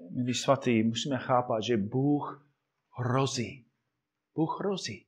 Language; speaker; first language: Czech; non-native, fluent; English